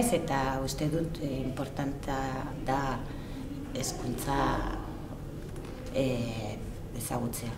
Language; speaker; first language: Basque; non-native, learner; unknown